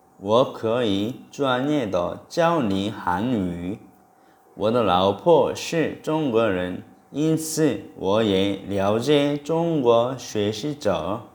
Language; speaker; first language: Chinese; non-native, fluent; Korean